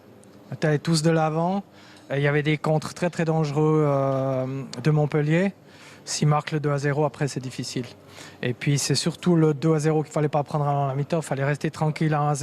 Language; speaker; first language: French; native; French